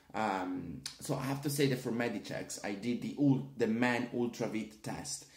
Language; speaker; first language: English; non-native, fluent; Italian